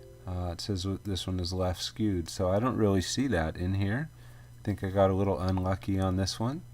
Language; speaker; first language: English; native; English